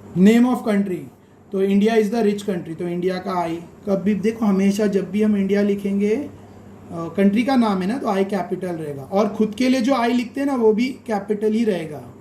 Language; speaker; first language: Hindi; native; Hindi